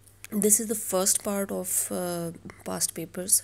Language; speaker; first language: English; non-native, local second language; Urdu